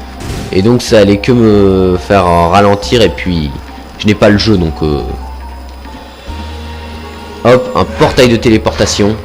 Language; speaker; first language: French; native; French